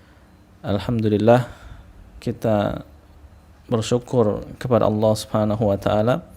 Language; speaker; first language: Indonesian; native; Indonesian